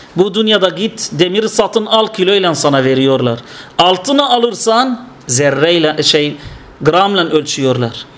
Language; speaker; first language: Turkish; non-native, fluent; Arabic